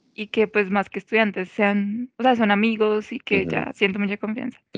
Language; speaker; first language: Spanish; native; Spanish